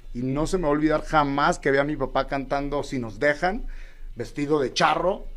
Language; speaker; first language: Spanish; native; Spanish